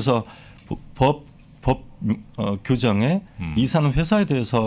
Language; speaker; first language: Korean; native; Korean